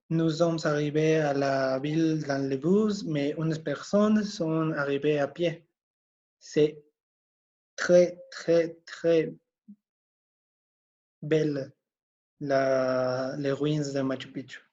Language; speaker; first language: French; non-native, learner; Spanish